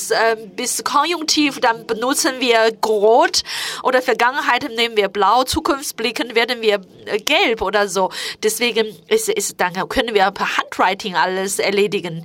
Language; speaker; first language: German; non-native, fluent; Chinese